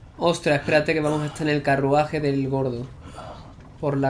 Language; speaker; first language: Spanish; native; Spanish